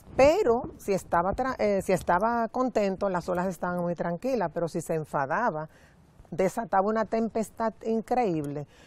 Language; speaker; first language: Spanish; native; Spanish